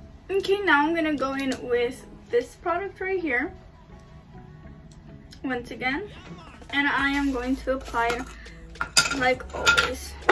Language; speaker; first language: English; early bilingual, other home language; Spanish